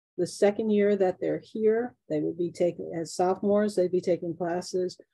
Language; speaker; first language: English; native; English